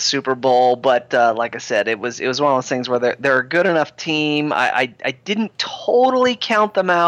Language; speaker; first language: English; native; English